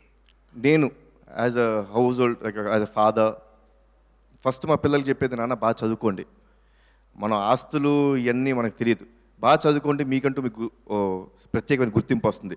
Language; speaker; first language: Telugu; native; Telugu